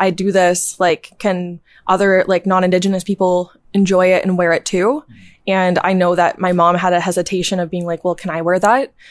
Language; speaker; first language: English; native; English